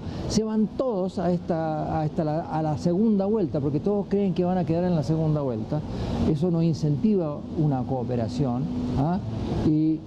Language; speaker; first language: Spanish; native; Spanish